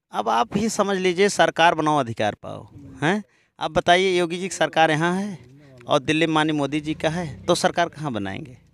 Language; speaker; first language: Hindi; native; Hindi